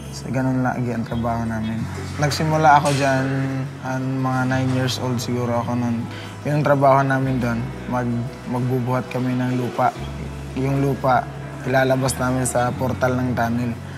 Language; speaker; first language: Filipino; non-native, local second language; Cebuano